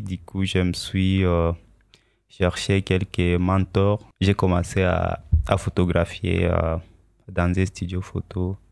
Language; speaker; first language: French; non-native, local second language; Swahili